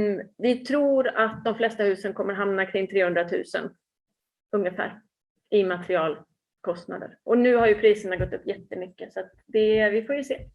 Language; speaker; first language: Swedish; native; Swedish